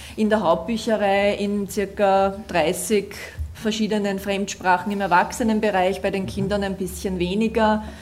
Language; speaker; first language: German; native; German